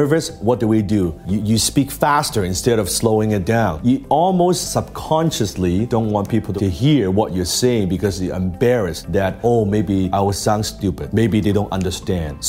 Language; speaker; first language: English; non-native, local second language; Cantonese